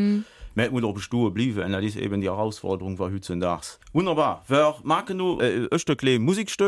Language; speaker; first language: German; native; German